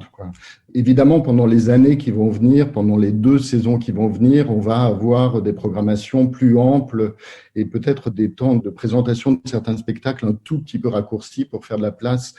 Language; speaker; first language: French; native; French